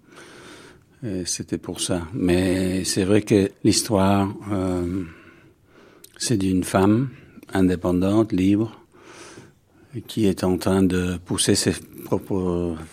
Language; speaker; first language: French; non-native, fluent; English